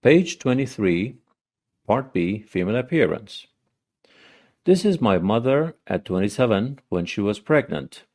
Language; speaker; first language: English; non-native, fluent; Persian